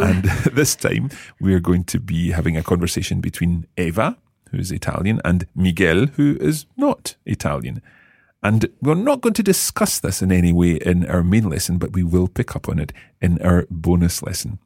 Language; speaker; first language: English; native; English